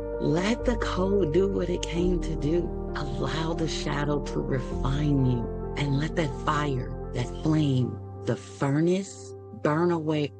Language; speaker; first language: English; native; English